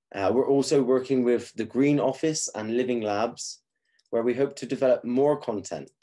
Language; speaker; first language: English; native; English